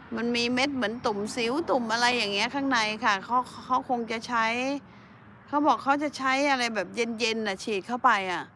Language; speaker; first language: Thai; non-native, local second language; Northeastern Thai